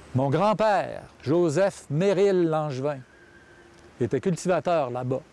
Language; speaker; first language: French; native; French